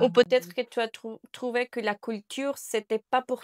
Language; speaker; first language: French; non-native, learner; Spanish